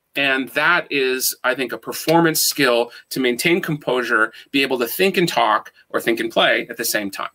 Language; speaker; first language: English; native; English